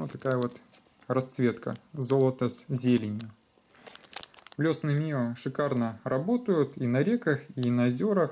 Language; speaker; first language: Russian; native; Russian